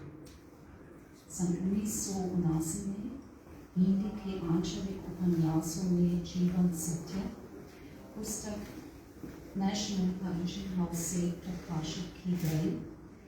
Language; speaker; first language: Hindi; non-native, fluent; German